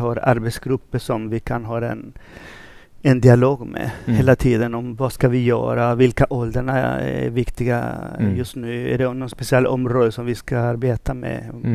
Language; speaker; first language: Swedish; non-native, fluent; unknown